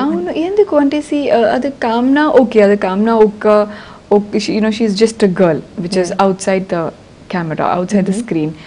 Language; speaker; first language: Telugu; non-native, learner; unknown